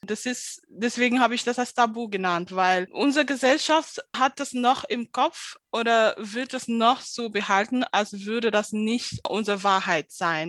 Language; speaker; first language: German; non-native, fluent; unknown